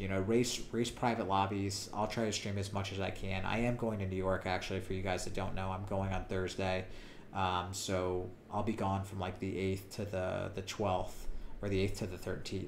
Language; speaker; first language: English; native; English